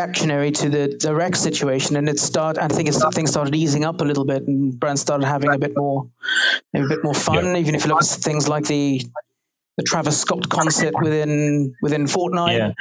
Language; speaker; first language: English; native; English